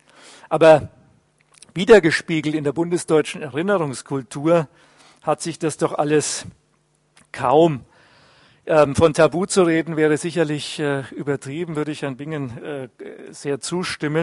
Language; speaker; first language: German; native; German